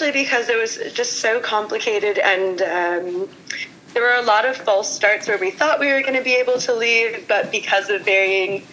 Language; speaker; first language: English; native; English